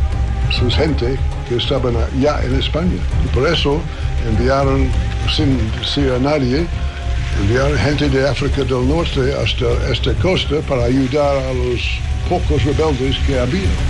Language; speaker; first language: Spanish; non-native, fluent; English